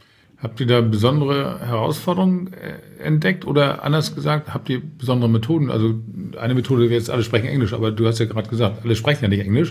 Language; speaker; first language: German; native; German